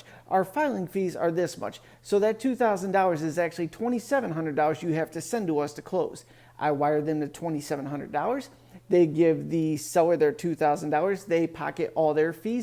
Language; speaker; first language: English; native; English